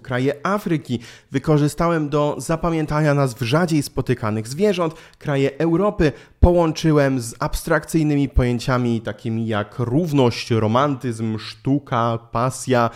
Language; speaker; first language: Polish; native; Polish